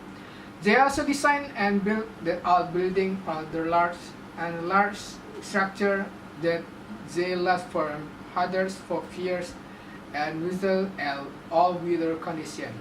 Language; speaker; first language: English; non-native, learner; Indonesian